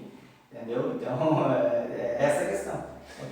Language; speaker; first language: Portuguese; native; Portuguese